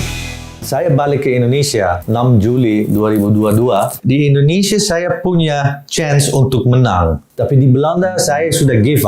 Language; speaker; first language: Indonesian; non-native, fluent; Dutch